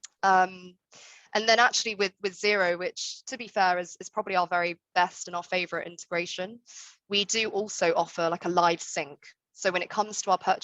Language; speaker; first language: English; native; English